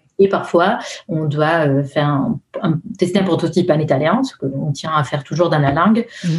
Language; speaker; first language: French; non-native, fluent; Italian